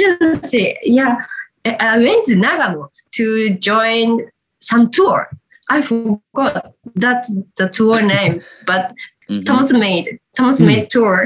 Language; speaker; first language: English; non-native, learner; Japanese